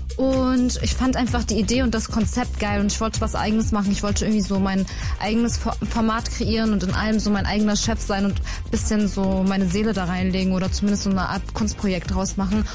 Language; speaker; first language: German; native; German